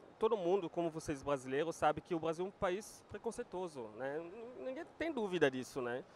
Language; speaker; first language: Portuguese; non-native, fluent; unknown